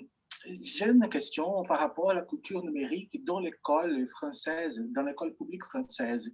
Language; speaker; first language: French; non-native, fluent; Portuguese